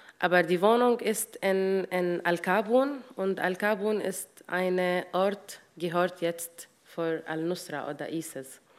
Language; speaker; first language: German; non-native, learner; Arabic